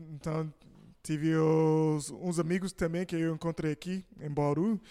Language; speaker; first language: Portuguese; non-native, fluent; English